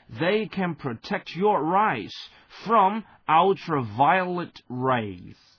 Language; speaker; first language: English; non-native, fluent; Chinese